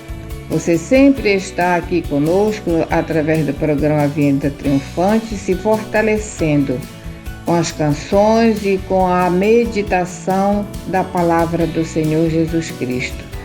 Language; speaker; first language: Portuguese; native; Portuguese